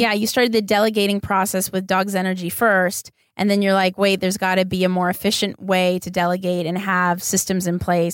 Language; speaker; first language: English; native; English